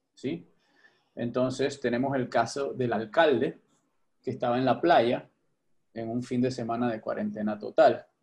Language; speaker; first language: Spanish; native; Spanish